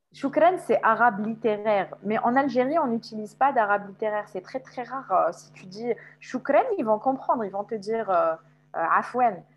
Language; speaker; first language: French; non-native, local second language; Arabic